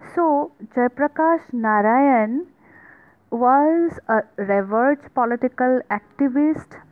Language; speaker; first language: English; non-native, local second language; Assamese